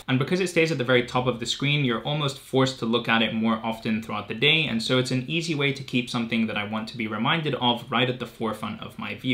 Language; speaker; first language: English; native; English